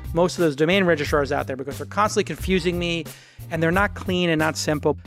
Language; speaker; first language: English; native; English